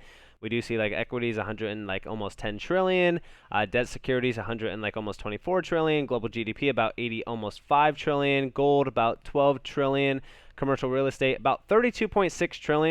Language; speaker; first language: English; native; English